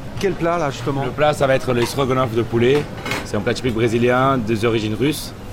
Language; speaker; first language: French; native; French